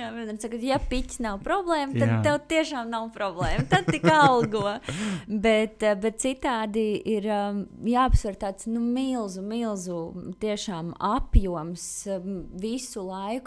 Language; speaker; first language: Latvian; native; Latvian